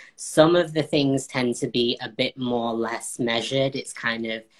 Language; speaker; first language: English; native; English